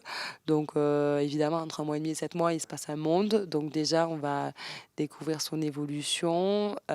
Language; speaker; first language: French; native; French